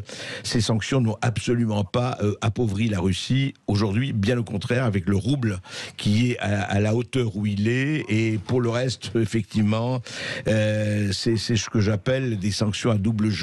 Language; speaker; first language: French; native; French